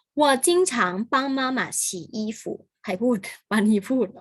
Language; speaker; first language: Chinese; non-native, fluent; Thai